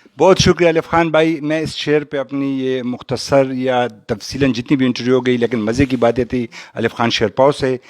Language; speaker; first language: Urdu; non-native, local second language; Pashto